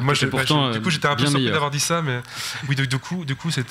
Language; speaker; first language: French; native; French